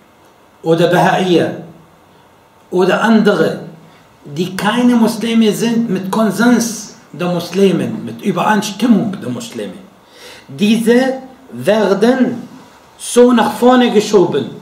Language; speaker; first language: German; non-native, fluent; Arabic